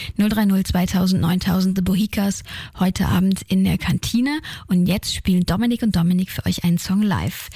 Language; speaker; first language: German; native; German